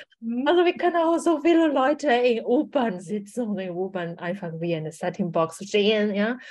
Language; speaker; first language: German; non-native, learner; Chinese